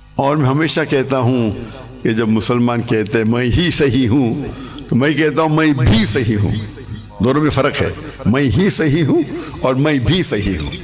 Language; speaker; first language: Urdu; non-native, local second language; English